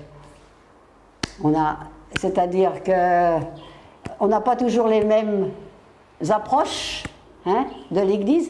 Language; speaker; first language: French; native; French